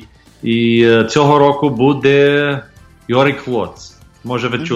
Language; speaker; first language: Ukrainian; early bilingual, heritage; English